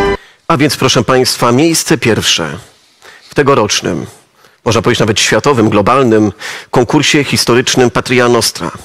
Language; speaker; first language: Polish; native; Polish